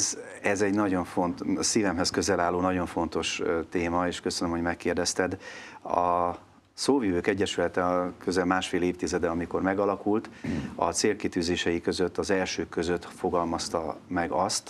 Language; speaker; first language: Hungarian; native; Hungarian